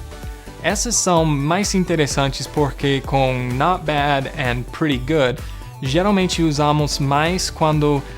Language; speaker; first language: Portuguese; non-native, fluent; English